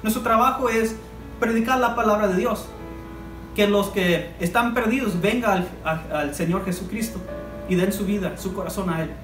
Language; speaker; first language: Spanish; early bilingual, heritage; Spanish